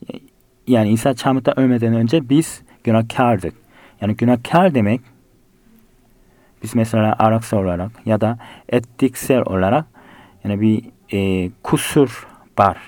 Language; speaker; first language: Turkish; non-native, fluent; Korean